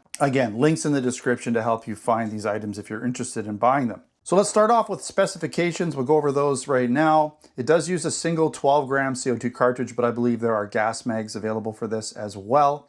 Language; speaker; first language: English; native; English